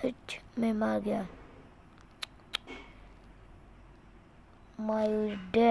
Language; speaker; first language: Hindi; non-native, local second language; Bangla